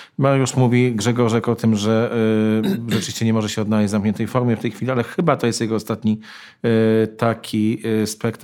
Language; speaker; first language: Polish; native; Polish